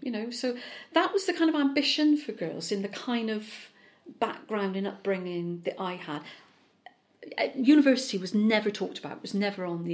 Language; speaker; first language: English; native; English